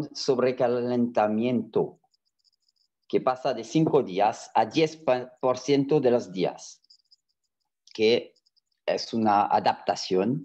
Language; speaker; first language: Spanish; non-native, fluent; French